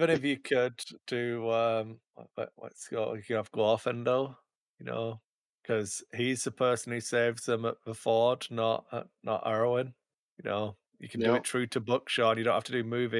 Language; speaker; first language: English; native; English